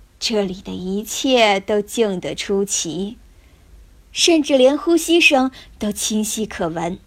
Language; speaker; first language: Chinese; native; Chinese